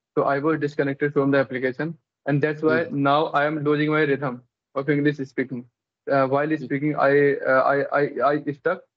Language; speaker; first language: English; non-native, local second language; Hindi